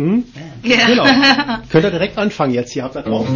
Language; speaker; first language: German; native; German